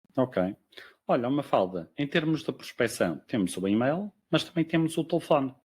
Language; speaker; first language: Portuguese; native; Portuguese